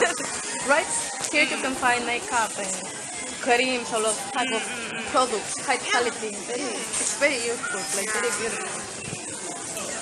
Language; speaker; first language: English; non-native, learner; Spanish